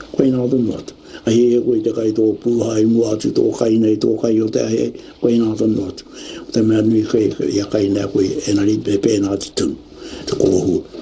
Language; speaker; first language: Māori; native; Māori